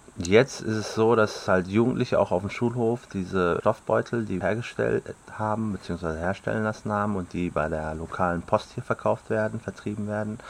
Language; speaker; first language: German; native; German